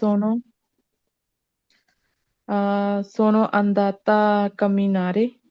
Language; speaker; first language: Italian; non-native, learner; Punjabi